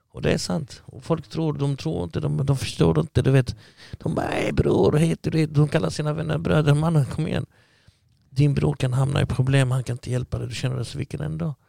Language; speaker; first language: Swedish; early bilingual, other home language; Arabic